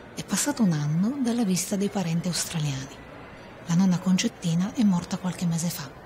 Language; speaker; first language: Italian; native; Italian